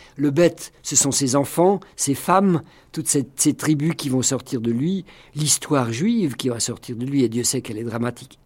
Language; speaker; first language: French; native; French